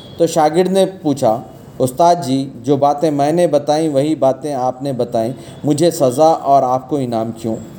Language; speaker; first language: Urdu; native; Urdu